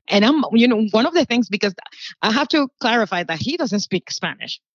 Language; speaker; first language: English; early bilingual, other home language; Spanish